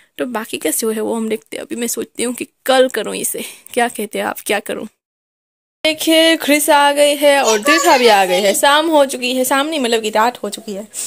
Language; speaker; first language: Hindi; non-native, local second language; Gujarati